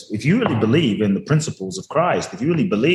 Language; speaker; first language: English; native; English